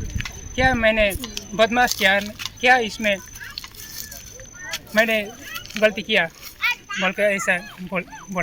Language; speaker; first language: Hindi; non-native, local second language; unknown